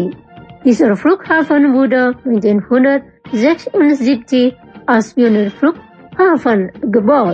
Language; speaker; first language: German; non-native, fluent; Indonesian